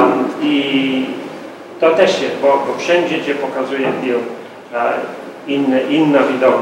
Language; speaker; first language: Polish; early bilingual, heritage; Polish